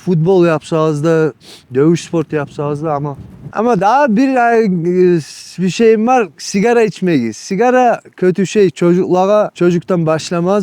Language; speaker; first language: Turkish; non-native, learner; Kumyk